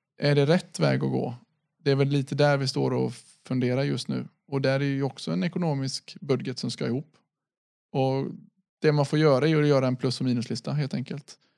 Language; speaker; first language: Swedish; native; Swedish